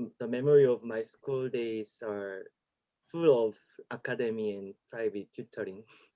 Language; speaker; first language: English; non-native, learner; Korean